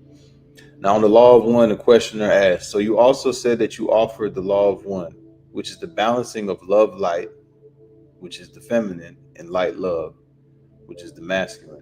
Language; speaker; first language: English; native; English